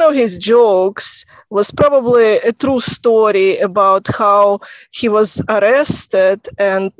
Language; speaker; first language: English; non-native, fluent; Russian